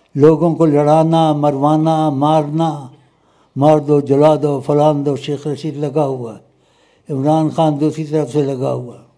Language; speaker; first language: Urdu; non-native, local second language; Pashto